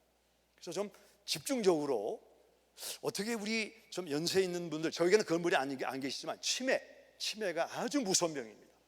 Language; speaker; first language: Korean; native; Korean